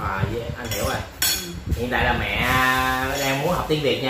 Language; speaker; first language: Vietnamese; native; Vietnamese